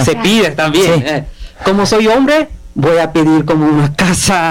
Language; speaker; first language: Spanish; non-native, learner; Bangla